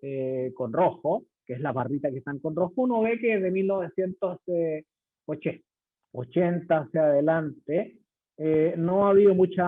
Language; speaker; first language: Spanish; native; Spanish